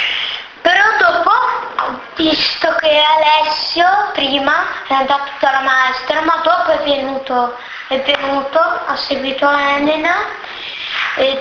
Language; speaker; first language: Italian; early bilingual, other home language; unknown